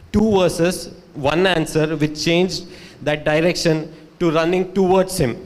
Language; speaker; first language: English; non-native, local second language; Kannada